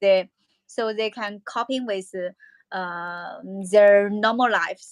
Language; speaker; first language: English; non-native, learner; Chinese